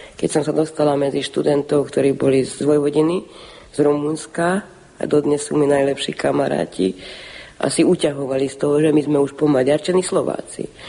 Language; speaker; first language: Slovak; early bilingual, heritage; Slovak